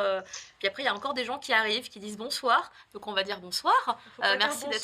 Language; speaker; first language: French; native; French